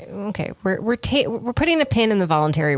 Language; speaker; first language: English; native; English